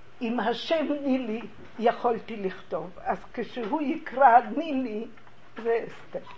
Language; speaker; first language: Hebrew; early bilingual, other home language; Hungarian